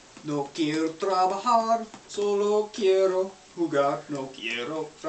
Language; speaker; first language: Spanish; non-native, learner; English